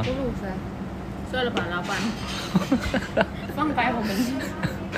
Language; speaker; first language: Chinese; non-native, learner; Lao